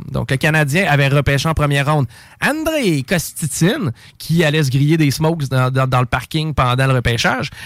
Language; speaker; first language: French; native; French